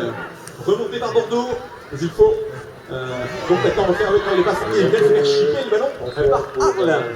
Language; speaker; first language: French; native; French